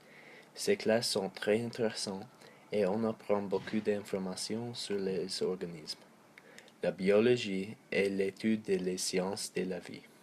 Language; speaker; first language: French; non-native, learner; English